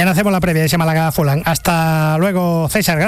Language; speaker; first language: Spanish; native; Spanish